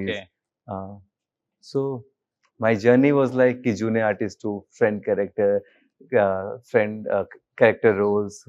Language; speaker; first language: Telugu; non-native, learner; Hindi